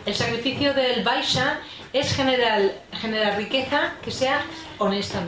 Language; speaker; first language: Spanish; native; Spanish